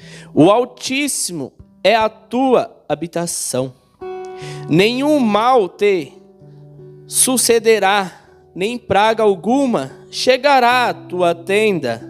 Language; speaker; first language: Portuguese; native; Portuguese